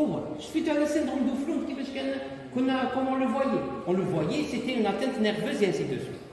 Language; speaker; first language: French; non-native, local second language; Arabic